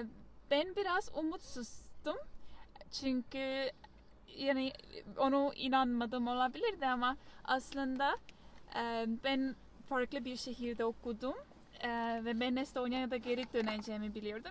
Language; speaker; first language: Turkish; non-native, fluent; Estonian